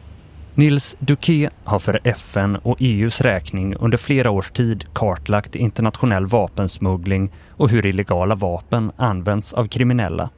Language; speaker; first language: Swedish; native; Swedish